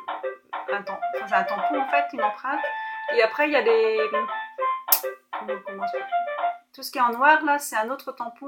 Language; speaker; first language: French; native; French